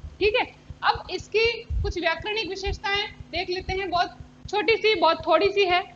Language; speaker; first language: Hindi; native; Hindi